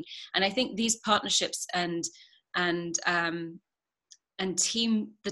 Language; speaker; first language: English; native; English